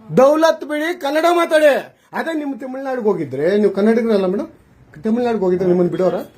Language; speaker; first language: Kannada; native; Kannada